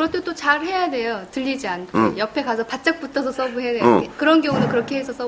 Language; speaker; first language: Korean; native; Korean